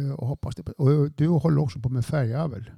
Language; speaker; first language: Swedish; non-native, fluent; Icelandic